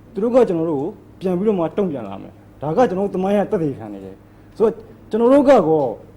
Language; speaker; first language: Burmese; native; Burmese